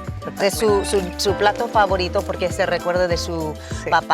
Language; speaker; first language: Spanish; non-native, fluent; English